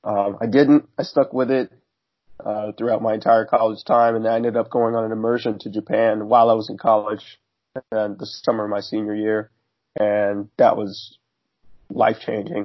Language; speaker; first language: English; native; English